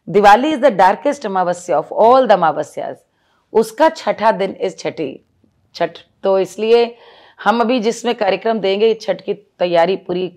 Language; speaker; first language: Hindi; native; Hindi